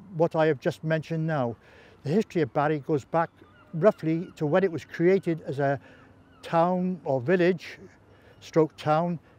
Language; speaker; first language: English; native; English